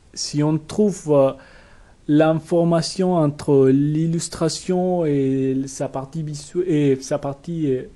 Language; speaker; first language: French; non-native, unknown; Spanish